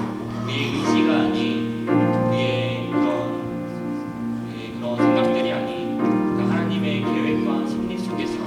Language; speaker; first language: Korean; native; Korean